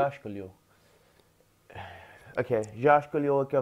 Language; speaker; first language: Portuguese; non-native, learner; English